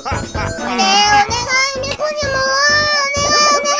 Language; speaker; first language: Japanese; native; Japanese